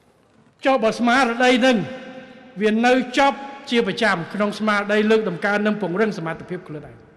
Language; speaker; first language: Khmer; native; Khmer